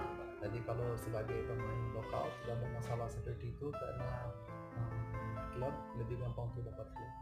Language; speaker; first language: Indonesian; non-native, fluent; Portuguese